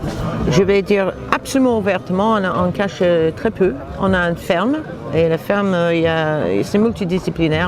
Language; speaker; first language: French; non-native, fluent; English